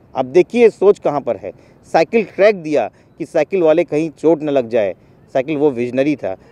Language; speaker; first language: Hindi; native; Hindi